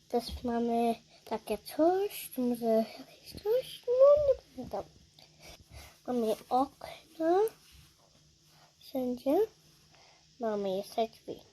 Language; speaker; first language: Polish; early bilingual, heritage; Polish